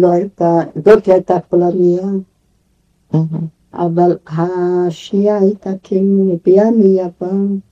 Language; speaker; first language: Hebrew; non-native, fluent; Yiddish